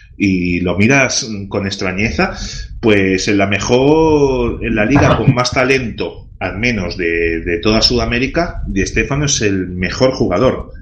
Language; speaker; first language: Spanish; non-native, local second language; Catalan